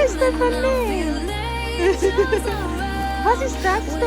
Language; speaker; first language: German; non-native, learner; Filipino